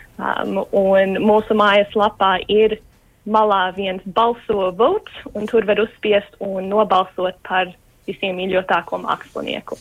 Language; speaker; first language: Latvian; early bilingual, heritage; Latvian